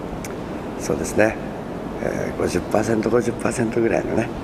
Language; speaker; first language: Japanese; native; Japanese